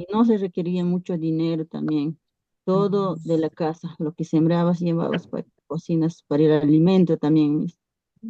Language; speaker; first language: Spanish; non-native, local second language; Quechua